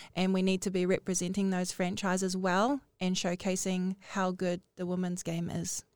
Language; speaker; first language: English; native; English